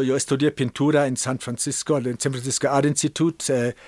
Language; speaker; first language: Spanish; non-native, fluent; German